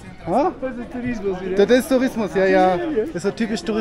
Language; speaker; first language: German; native; German